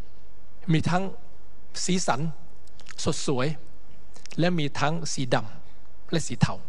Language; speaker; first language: Thai; native; Thai